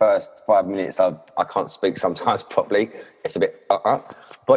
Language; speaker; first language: English; native; English